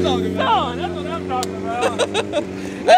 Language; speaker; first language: English; native; English